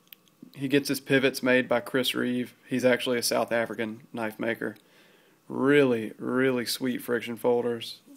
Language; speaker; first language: English; native; English